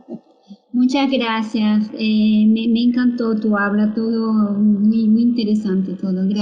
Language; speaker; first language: Spanish; non-native, fluent; Portuguese